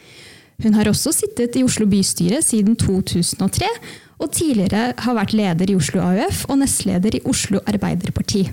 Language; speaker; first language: Norwegian; native; Norwegian